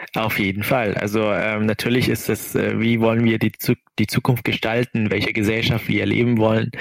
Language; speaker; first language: German; non-native, fluent; Arabic